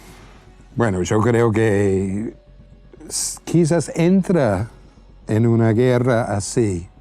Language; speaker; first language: Spanish; non-native, fluent; English